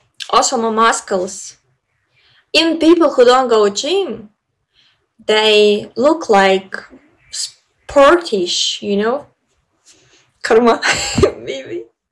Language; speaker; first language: English; non-native, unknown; Ukrainian